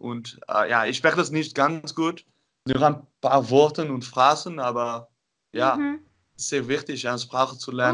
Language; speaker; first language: German; non-native, learner; Dutch